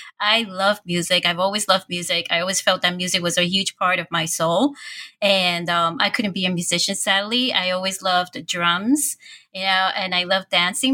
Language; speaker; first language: English; early bilingual, other home language; Spanish